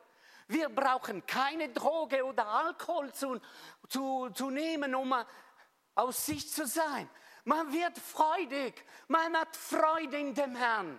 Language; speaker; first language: German; non-native, fluent; Italian